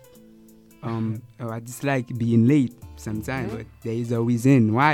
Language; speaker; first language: English; non-native, learner; Haitian Creole